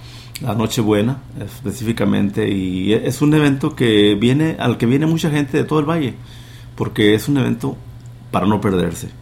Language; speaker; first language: Spanish; native; Spanish